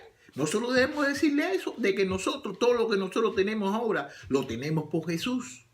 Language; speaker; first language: Spanish; native; Spanish